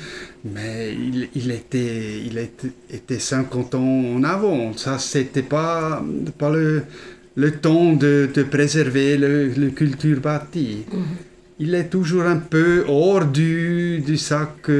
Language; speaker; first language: French; non-native, fluent; German